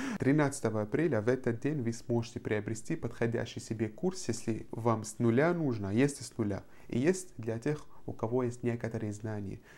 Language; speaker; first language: Russian; non-native, fluent; Arabic